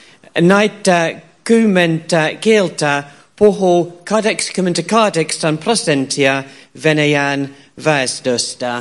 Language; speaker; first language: Finnish; non-native, fluent; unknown